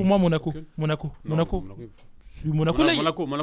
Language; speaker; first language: French; native; French